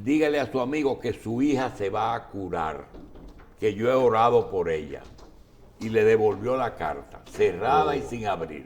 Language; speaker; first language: Spanish; native; Spanish